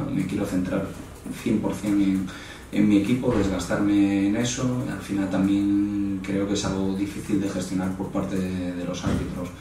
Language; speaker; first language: Spanish; non-native, local second language; Catalan